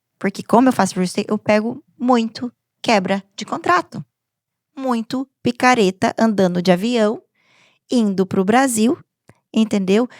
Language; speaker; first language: Portuguese; native; Portuguese